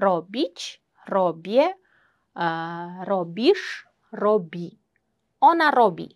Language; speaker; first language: Polish; non-native, fluent; Uzbek